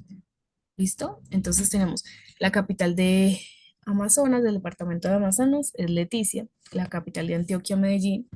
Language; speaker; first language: Spanish; native; Spanish